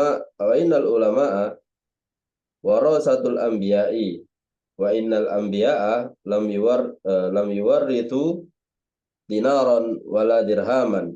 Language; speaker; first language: Arabic; non-native, learner; Indonesian